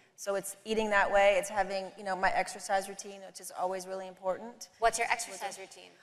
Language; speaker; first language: English; native; English